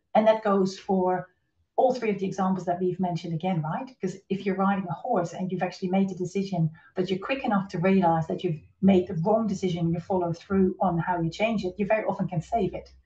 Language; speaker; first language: English; non-native, fluent; Dutch